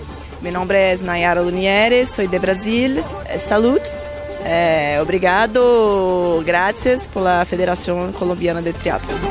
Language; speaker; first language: Spanish; non-native, learner; Portuguese